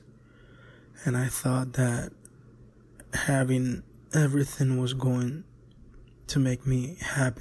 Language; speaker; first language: English; native; English